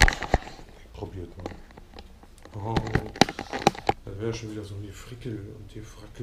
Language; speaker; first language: German; native; German